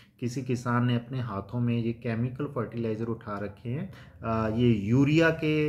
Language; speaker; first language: Hindi; non-native, local second language; Punjabi